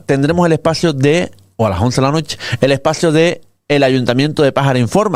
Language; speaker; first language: Spanish; native; Spanish